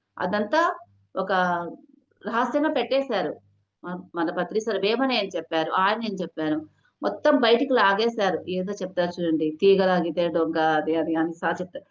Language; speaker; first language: Telugu; non-native, local second language; Hindi